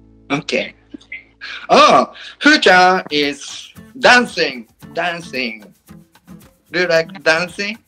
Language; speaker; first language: English; non-native, learner; Japanese